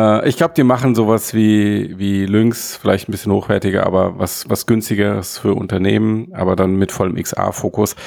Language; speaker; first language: German; native; German